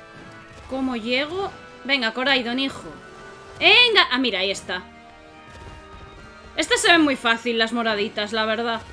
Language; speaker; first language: Spanish; native; Spanish